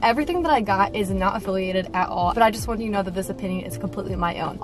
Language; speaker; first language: English; native; English